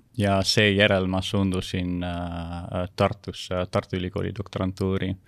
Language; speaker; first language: Estonian; non-native, fluent; Dutch